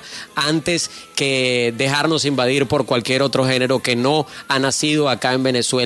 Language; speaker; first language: Spanish; native; Spanish